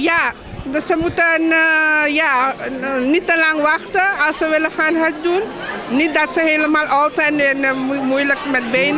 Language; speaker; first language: Dutch; non-native, fluent; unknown